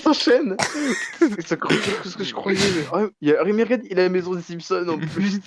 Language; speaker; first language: French; native; French